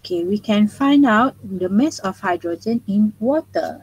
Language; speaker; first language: English; non-native, local second language; Malay